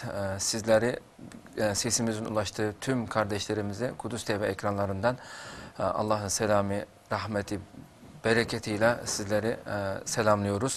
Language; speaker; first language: Turkish; non-native, fluent; Uyghur